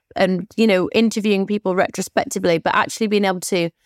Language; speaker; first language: English; native; English